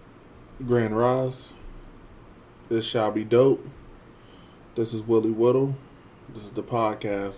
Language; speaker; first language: English; native; English